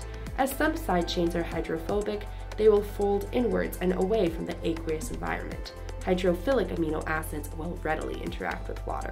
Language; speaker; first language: English; native; English